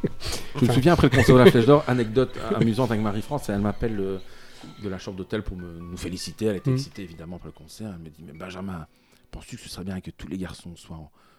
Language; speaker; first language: French; native; French